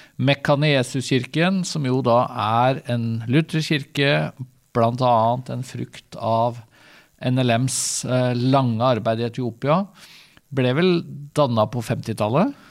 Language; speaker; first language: Norwegian; native; Norwegian